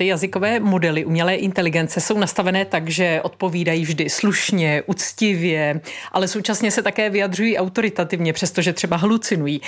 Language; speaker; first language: Czech; native; Czech